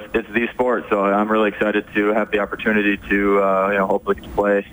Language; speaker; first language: English; native; English